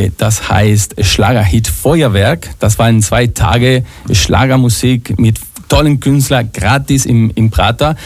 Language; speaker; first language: German; non-native, fluent; Spanish